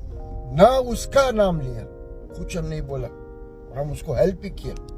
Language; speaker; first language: Hindi; non-native, fluent; Arabic